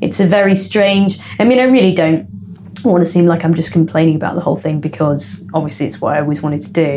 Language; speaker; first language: English; native; English